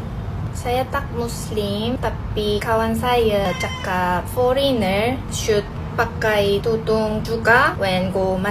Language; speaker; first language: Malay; non-native, learner; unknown